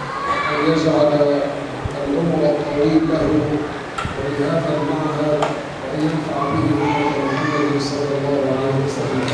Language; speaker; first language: Arabic; native; Arabic